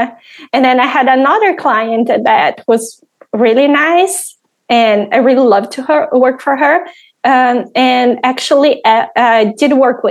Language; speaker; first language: English; non-native, fluent; Portuguese